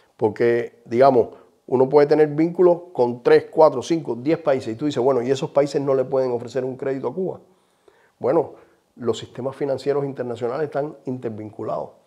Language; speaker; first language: Spanish; native; Spanish